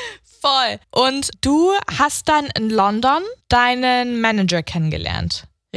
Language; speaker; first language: German; native; German